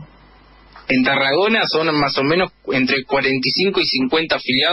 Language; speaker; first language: Spanish; native; Spanish